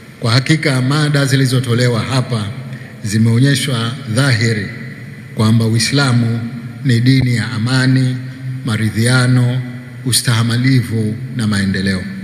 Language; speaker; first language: Swahili; native; Swahili